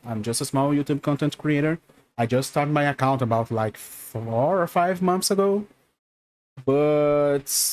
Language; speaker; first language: English; non-native, fluent; Portuguese